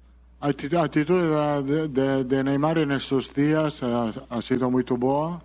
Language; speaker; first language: Portuguese; non-native, fluent; Italian